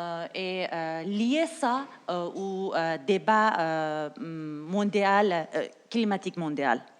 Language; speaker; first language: French; non-native, learner; Persian